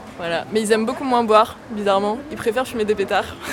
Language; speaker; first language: French; native; French